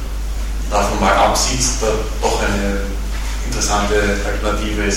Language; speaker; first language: German; native; German